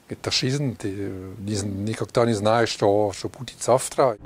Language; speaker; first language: Russian; non-native, learner; German